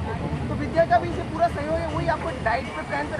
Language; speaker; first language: Hindi; native; Hindi